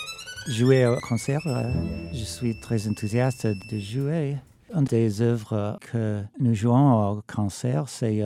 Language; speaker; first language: French; non-native, fluent; English